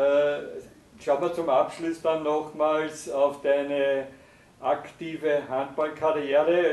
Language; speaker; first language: German; native; German